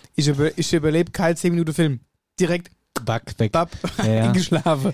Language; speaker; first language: German; native; German